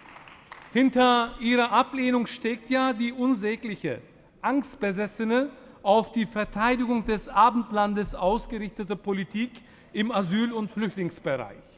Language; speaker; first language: German; early bilingual, other home language; Turkish